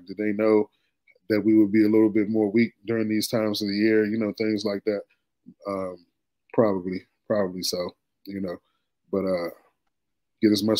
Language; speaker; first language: English; native; English